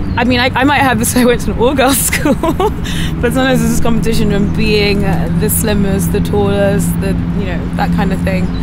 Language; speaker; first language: English; native; English